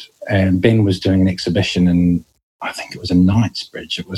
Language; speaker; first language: English; native; English